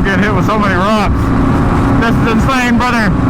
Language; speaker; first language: English; native; English